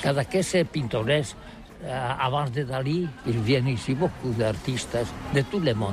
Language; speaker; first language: French; non-native, learner; Catalan